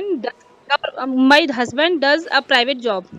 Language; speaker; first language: English; non-native, learner; Hindi